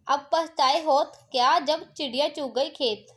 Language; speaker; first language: Hindi; non-native, local second language; Punjabi